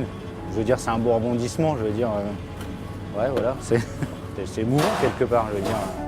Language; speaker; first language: French; native; French